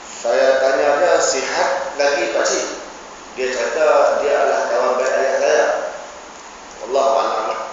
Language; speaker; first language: Malay; native; Malay